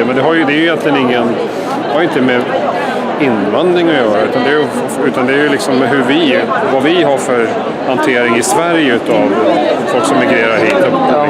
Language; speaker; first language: Swedish; native; Swedish